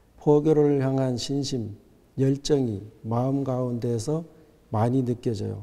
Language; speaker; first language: Korean; native; Korean